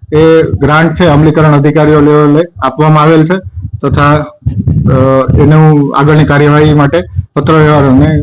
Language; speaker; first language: Gujarati; native; Gujarati